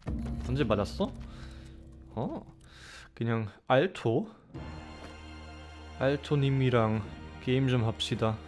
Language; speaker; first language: Korean; non-native, learner; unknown